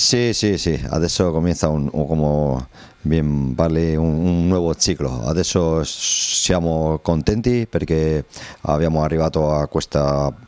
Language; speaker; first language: Italian; non-native, learner; Spanish